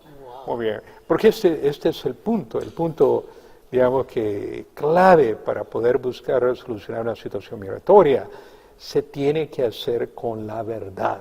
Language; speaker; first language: Spanish; native; Spanish